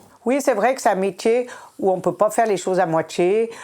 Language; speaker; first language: French; native; French